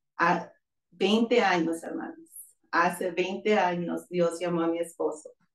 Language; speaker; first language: Spanish; early bilingual, heritage; Spanish